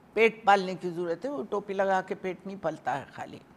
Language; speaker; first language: Hindi; native; Hindi